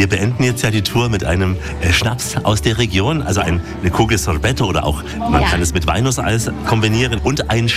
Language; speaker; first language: German; native; German